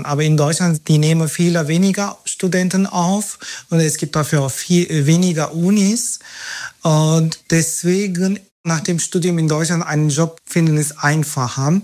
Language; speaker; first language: German; non-native, fluent; Turkish